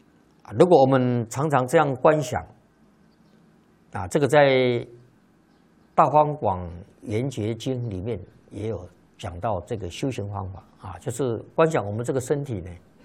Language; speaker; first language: Chinese; native; Chinese